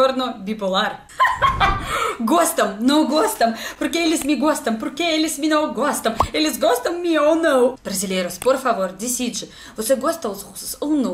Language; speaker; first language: Portuguese; non-native, learner; Russian